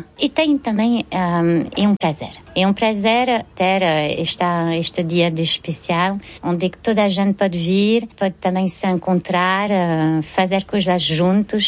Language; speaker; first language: Portuguese; non-native, fluent; French